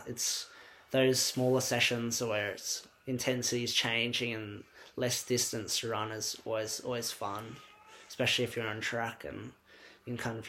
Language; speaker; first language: English; native; English